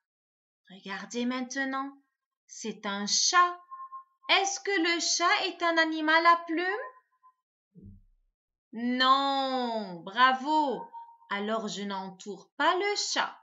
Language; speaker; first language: French; non-native, local second language; Arabic